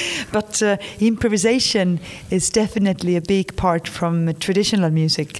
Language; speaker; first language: English; non-native, fluent; Estonian